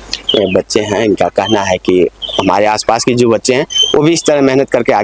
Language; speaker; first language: Hindi; native; Hindi